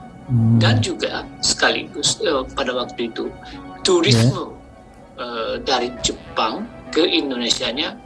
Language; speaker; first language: Indonesian; non-native, fluent; Japanese